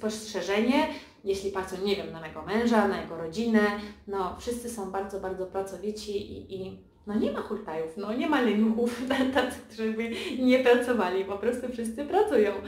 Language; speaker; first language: Polish; early bilingual, heritage; Polish